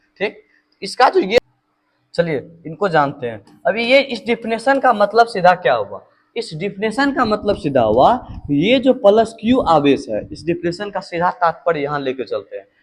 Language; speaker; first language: Hindi; native; Hindi